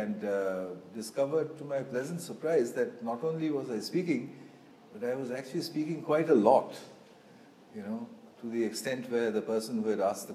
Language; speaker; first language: English; non-native, local second language; Bangla